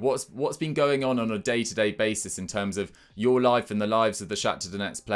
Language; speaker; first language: English; native; English